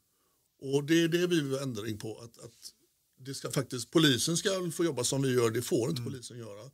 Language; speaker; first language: Swedish; native; Swedish